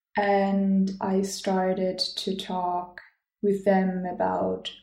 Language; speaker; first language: English; non-native, fluent; German